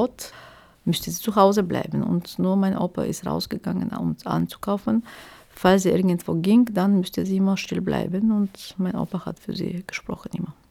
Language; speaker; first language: German; non-native, fluent; Turkish